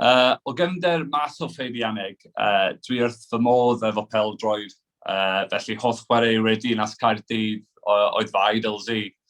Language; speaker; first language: Welsh; non-native, local second language; English